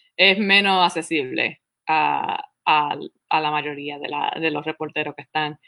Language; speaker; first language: Spanish; early bilingual, heritage; Spanish